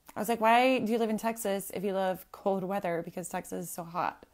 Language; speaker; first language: English; native; English